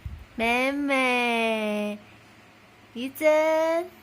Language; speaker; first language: Chinese; non-native, fluent; Indonesian